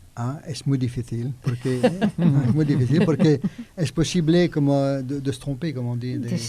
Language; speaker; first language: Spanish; non-native, learner; French